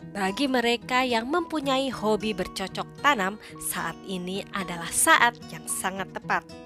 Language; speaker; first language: Indonesian; native; Indonesian